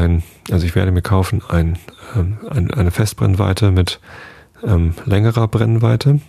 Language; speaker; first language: German; native; German